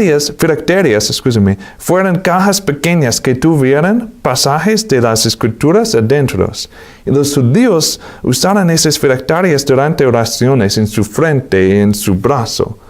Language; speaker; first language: Spanish; non-native, fluent; English